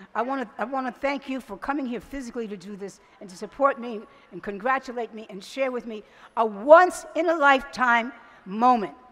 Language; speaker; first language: English; native; English